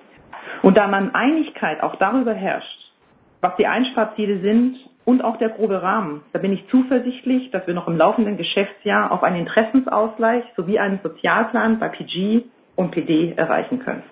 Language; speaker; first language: German; native; German